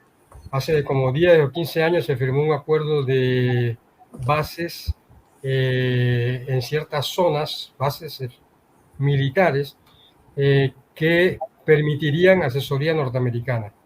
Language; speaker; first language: Spanish; native; Spanish